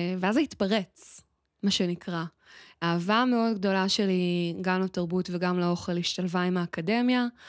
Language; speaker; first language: Hebrew; native; Hebrew